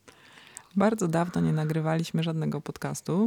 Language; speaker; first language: Polish; native; Polish